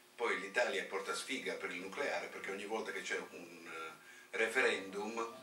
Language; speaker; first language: Italian; native; Italian